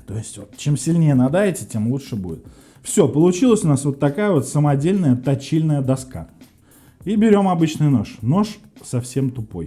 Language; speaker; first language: Russian; native; Russian